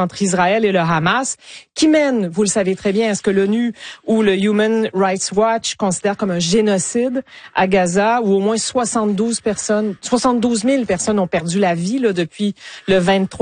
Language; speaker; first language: French; native; French